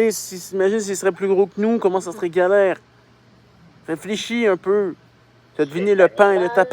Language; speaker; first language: French; native; French